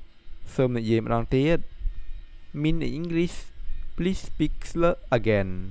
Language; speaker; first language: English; non-native, learner; Khmer